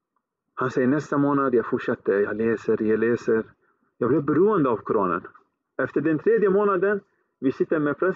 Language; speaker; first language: Swedish; early bilingual, other home language; Arabic